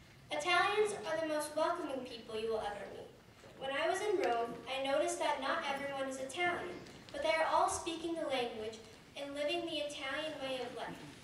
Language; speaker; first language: English; native; English